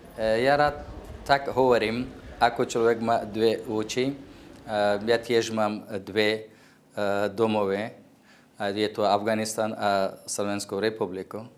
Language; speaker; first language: Slovak; non-native, fluent; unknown